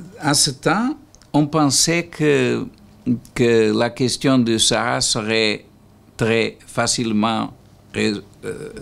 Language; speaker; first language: French; non-native, learner; Portuguese